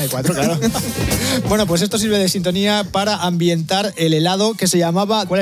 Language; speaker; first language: Spanish; native; Spanish